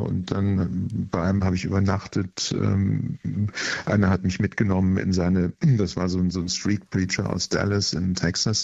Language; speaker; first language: German; native; German